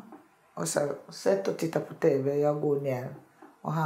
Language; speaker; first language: Swedish; non-native, learner; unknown